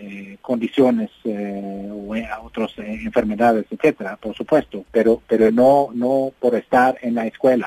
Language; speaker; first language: Spanish; non-native, fluent; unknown